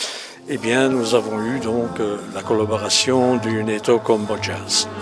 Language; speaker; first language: French; native; French